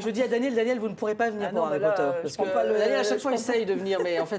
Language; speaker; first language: French; native; French